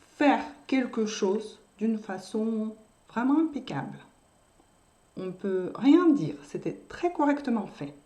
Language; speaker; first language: French; non-native, fluent; Russian